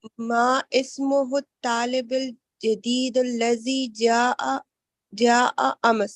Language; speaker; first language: Arabic; non-native, learner; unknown